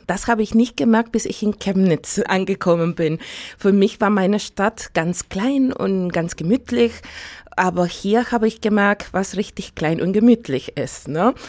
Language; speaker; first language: German; non-native, fluent; Spanish